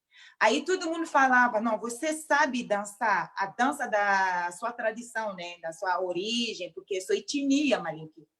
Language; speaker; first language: Portuguese; non-native, local second language; Mandingo